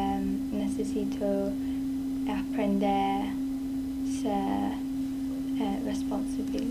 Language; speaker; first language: Spanish; non-native, learner; English